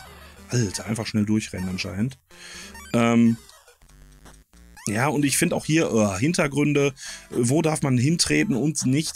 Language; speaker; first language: German; native; German